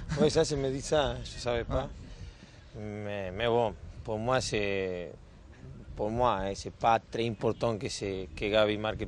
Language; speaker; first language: French; non-native, learner; Spanish